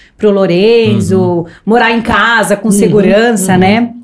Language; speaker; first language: Portuguese; native; Portuguese